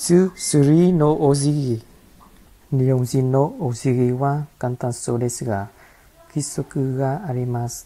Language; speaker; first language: Japanese; non-native, learner; Vietnamese